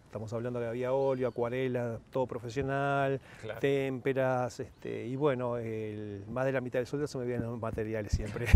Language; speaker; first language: Spanish; native; Spanish